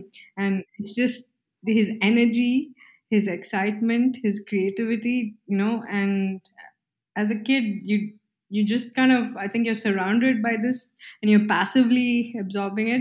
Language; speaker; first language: English; non-native, local second language; Kannada